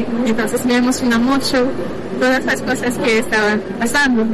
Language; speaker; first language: Spanish; non-native, learner; French